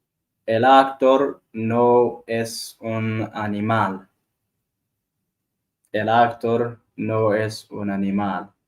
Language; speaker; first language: Spanish; non-native, learner; Arabic